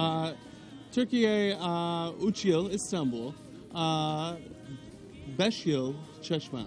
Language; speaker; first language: Turkish; non-native, fluent; English